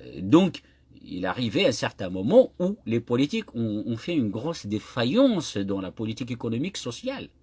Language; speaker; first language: French; non-native, local second language; Kabyle